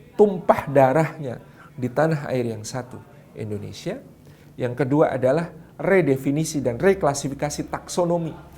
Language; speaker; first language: Indonesian; non-native, local second language; Javanese